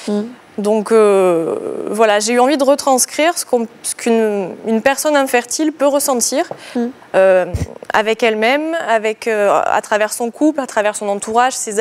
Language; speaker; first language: French; native; French